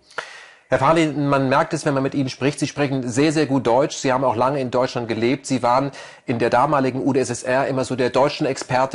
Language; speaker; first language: German; native; German